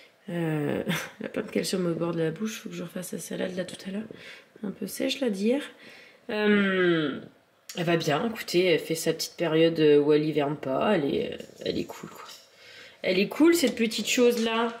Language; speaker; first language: French; native; French